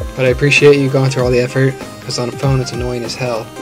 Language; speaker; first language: English; native; English